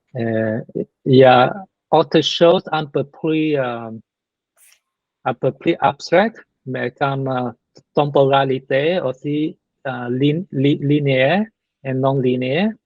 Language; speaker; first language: French; non-native, learner; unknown